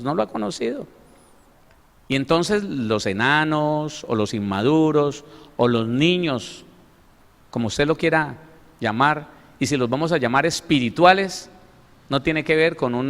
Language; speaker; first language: Spanish; native; Spanish